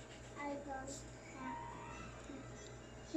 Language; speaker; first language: English; non-native, learner; Spanish